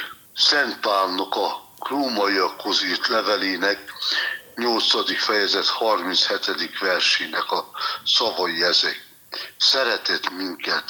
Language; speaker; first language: Hungarian; native; Hungarian